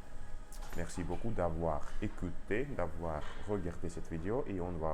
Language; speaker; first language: French; non-native, learner; Russian